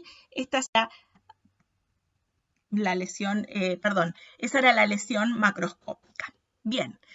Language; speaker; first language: Spanish; native; Spanish